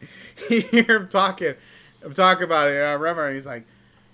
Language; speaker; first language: English; native; English